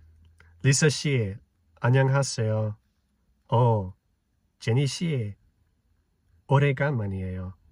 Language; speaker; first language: Korean; non-native, learner; English